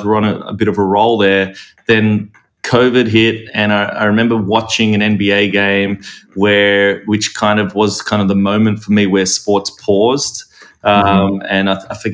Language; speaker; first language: English; native; English